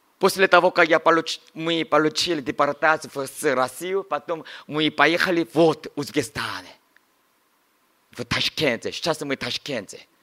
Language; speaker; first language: Russian; non-native, learner; Korean